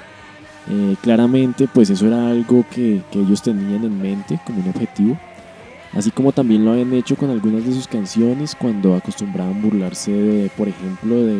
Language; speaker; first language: Spanish; native; Spanish